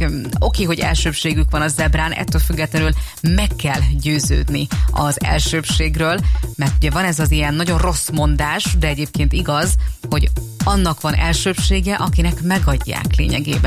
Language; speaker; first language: Hungarian; native; Hungarian